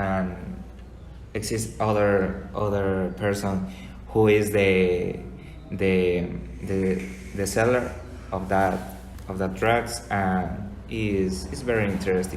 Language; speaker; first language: English; non-native, learner; Spanish